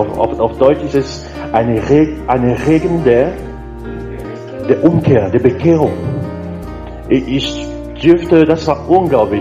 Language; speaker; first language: German; non-native, learner; French